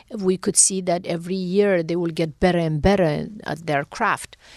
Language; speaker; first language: English; non-native, fluent; Romanian